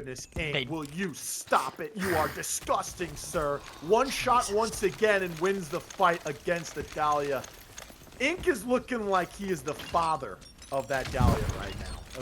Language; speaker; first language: English; native; English